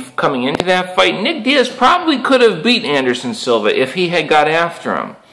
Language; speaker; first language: English; native; English